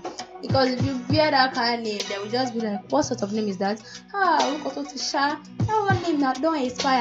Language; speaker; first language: English; non-native, local second language; Yoruba